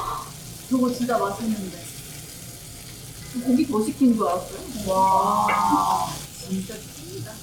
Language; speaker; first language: Korean; non-native, fluent; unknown